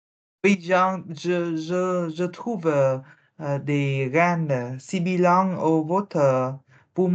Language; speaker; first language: French; non-native, learner; Vietnamese